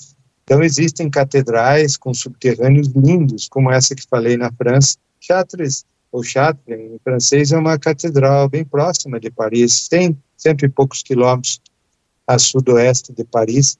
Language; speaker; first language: Portuguese; native; Portuguese